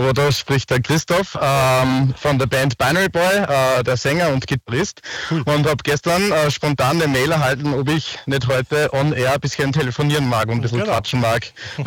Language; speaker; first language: German; native; German